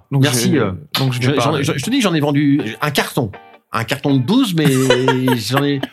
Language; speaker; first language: French; native; French